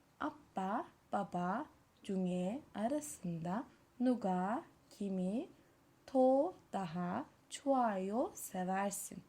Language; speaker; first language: Turkish; native; Turkish